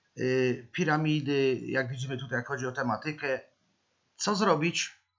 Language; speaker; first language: Polish; native; Polish